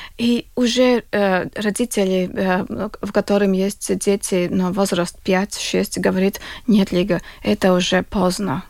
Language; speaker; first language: Russian; non-native, local second language; Latvian